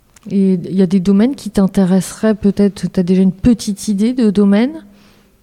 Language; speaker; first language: French; native; French